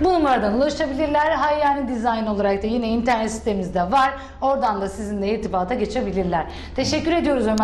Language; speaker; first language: Turkish; native; Turkish